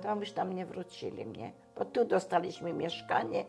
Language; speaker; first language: Polish; non-native, local second language; German